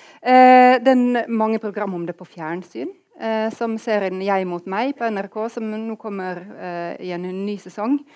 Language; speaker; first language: Norwegian; native; Norwegian